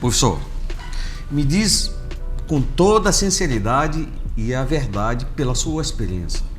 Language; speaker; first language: Portuguese; non-native, fluent; Arabic